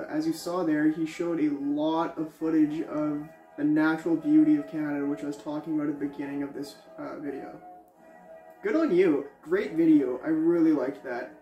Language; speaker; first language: English; native; English